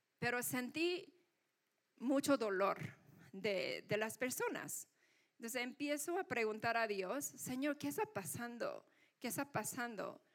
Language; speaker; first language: Spanish; non-native, fluent; Korean